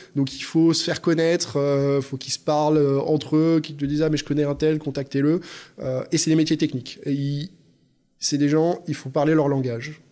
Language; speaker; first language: French; native; French